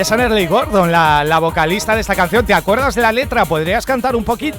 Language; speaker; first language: Spanish; native; Spanish